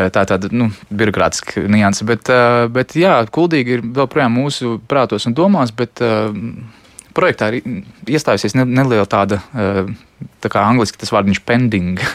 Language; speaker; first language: Latvian; native; Latvian